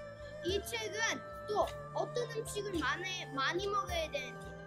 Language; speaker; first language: Korean; early bilingual, heritage; Korean